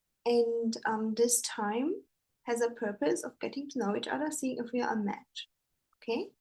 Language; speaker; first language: English; non-native, fluent; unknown